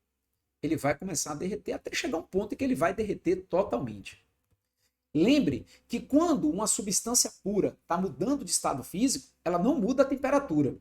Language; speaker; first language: Portuguese; native; Portuguese